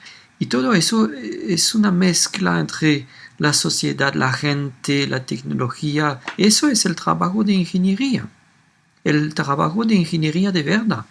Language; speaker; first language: Spanish; non-native, fluent; French